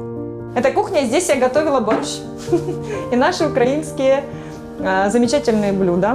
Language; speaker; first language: Russian; native; Russian